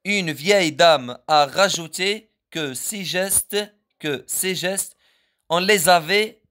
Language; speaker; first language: French; non-native, local second language; Arabic